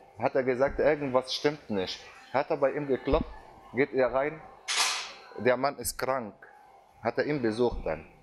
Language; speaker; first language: German; non-native, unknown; Arabic